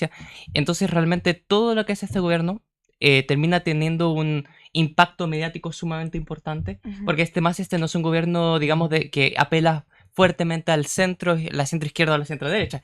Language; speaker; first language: Spanish; native; Spanish